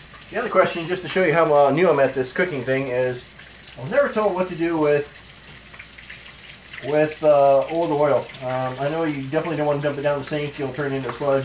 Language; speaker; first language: English; early bilingual, other home language; Czech